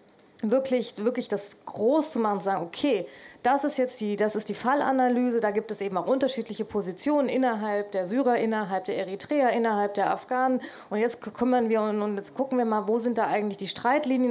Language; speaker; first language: German; native; German